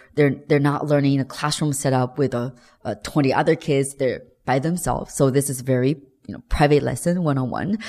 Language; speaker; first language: English; non-native, fluent; Chinese